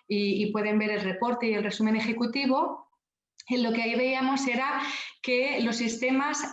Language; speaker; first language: Spanish; native; Spanish